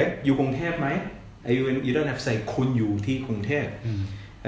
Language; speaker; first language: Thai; non-native, fluent; English